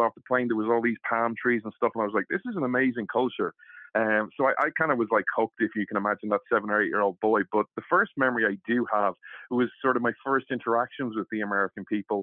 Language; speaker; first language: English; native; English